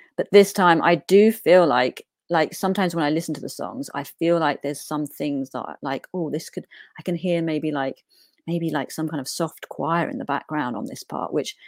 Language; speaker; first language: English; native; English